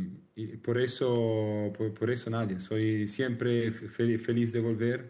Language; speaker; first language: Spanish; non-native, learner; Italian